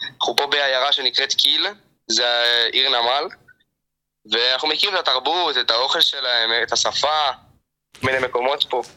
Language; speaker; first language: Hebrew; native; Hebrew